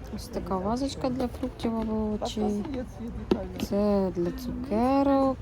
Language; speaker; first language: Ukrainian; non-native, local second language; Russian